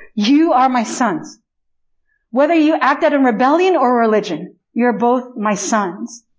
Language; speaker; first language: English; non-native, fluent; Spanish